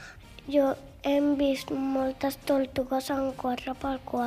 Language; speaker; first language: Catalan; non-native, local second language; Spanish